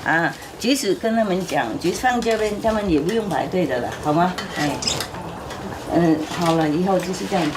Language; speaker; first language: Chinese; non-native, fluent; Vietnamese